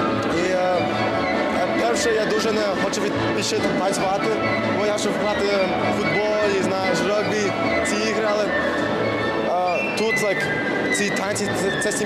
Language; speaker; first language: Ukrainian; early bilingual, heritage; English